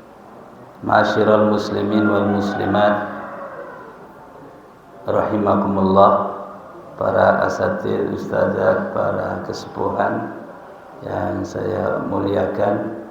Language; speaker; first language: Indonesian; native; Indonesian